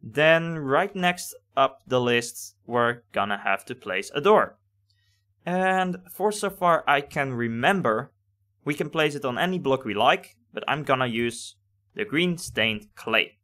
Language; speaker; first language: English; non-native, fluent; Dutch